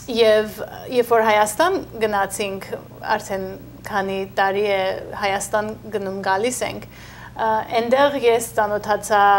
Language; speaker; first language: Armenian; early bilingual, heritage; Armenian